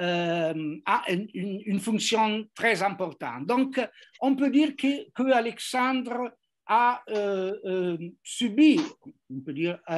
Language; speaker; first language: French; non-native, fluent; Italian